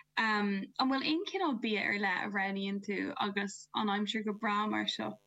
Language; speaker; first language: Irish; non-native, local second language; English